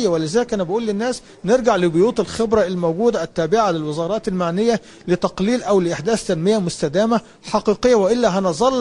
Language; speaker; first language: Arabic; native; Arabic